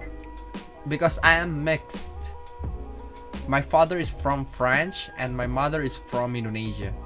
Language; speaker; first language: English; non-native, learner; Indonesian